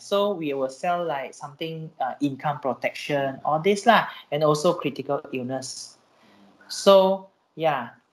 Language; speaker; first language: English; non-native, local second language; Chinese